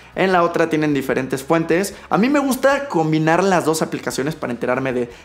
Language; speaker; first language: Spanish; native; Spanish